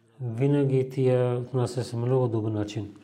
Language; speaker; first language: Bulgarian; non-native, learner; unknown